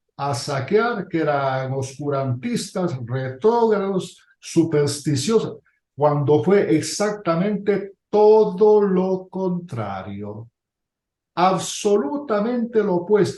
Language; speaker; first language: Spanish; native; Spanish